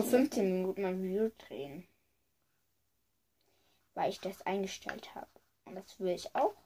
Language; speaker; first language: German; early bilingual, other home language; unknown